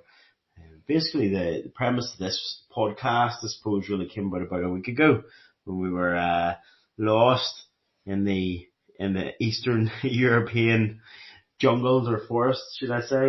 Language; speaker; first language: English; native; English